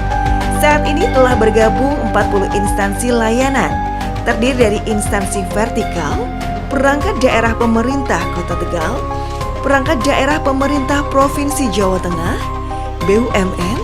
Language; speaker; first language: Indonesian; native; Indonesian